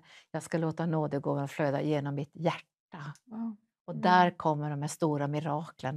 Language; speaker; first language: Swedish; native; Swedish